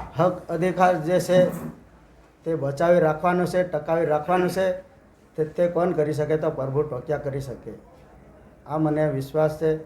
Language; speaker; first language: Gujarati; non-native, local second language; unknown